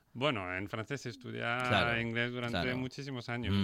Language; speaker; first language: Spanish; non-native, fluent; French